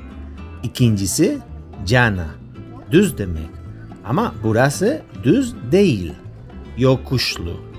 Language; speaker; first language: Turkish; non-native, fluent; Spanish